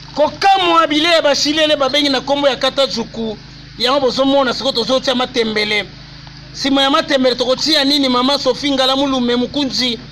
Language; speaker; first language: Lingala; native; Lingala